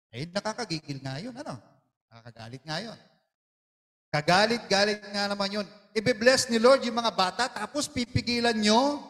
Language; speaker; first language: Filipino; non-native, local second language; Iloko